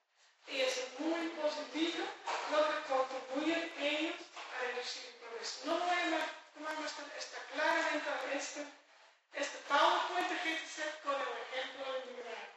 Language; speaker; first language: Spanish; non-native, fluent; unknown